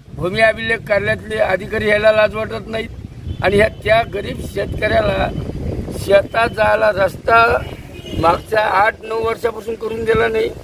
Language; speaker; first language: Marathi; native; Marathi